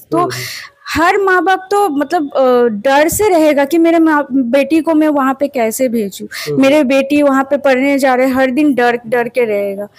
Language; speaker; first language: Hindi; non-native, local second language; Bangla